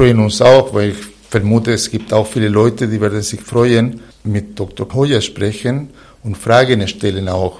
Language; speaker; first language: German; non-native, fluent; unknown